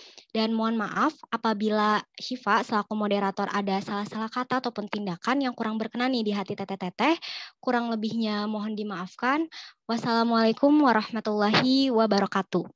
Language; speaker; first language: Indonesian; native; Indonesian